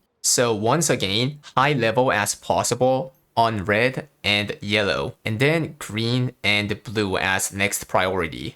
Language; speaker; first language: English; non-native, fluent; Korean